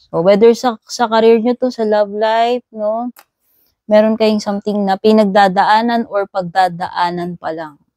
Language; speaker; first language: Filipino; native; Filipino